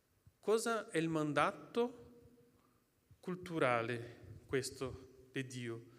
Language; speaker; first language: Italian; non-native, fluent; Portuguese